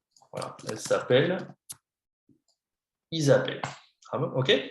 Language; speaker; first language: French; non-native, fluent; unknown